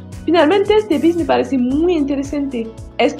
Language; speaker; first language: Spanish; non-native, learner; French